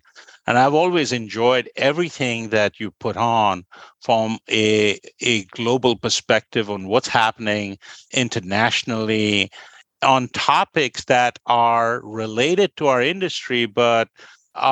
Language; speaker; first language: English; non-native, local second language; Bangla